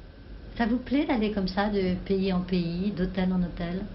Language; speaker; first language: French; native; French